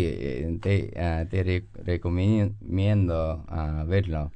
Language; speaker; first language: Spanish; non-native, learner; English